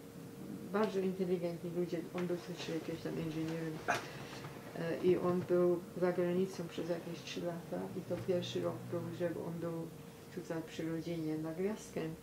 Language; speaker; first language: Polish; early bilingual, heritage; Polish